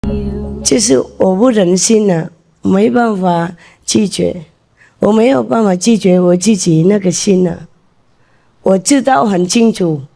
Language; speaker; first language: Chinese; non-native, fluent; Vietnamese